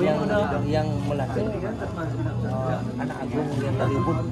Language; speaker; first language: Indonesian; non-native, local second language; Balinese